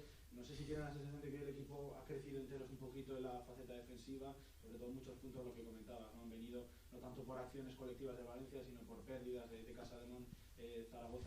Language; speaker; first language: Spanish; native; Spanish